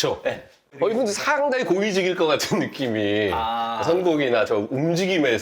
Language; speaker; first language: Korean; native; Korean